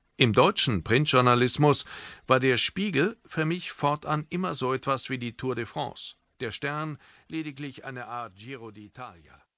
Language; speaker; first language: German; native; German